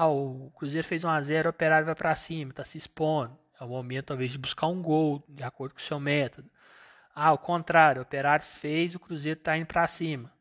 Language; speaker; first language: Portuguese; native; Portuguese